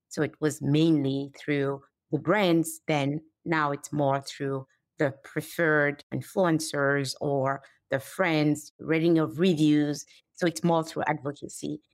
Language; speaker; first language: English; non-native, fluent; French